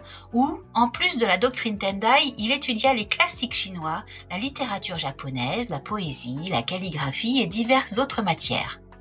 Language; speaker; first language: French; native; French